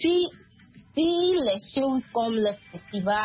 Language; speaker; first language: French; non-native, learner; Akan